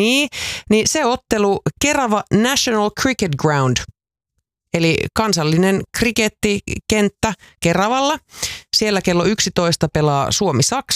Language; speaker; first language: Finnish; native; Finnish